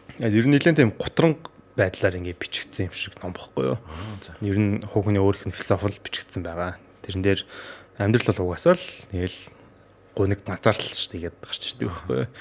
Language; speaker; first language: Mongolian; native; Mongolian